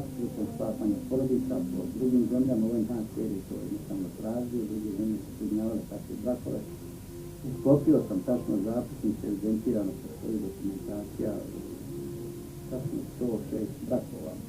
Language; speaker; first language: Bosnian; native; Bosnian